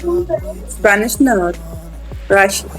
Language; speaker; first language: English; non-native, learner; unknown